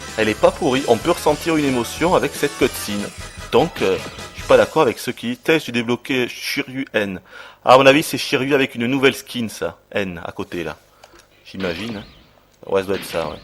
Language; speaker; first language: French; native; French